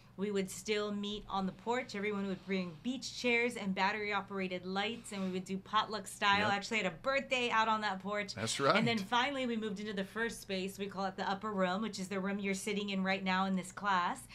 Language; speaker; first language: English; native; English